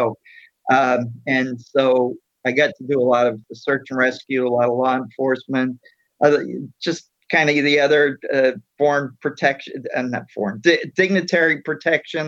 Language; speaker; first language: English; native; English